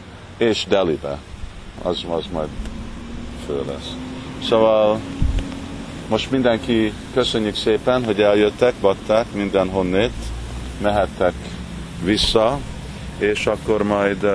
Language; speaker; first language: Hungarian; early bilingual, heritage; Hungarian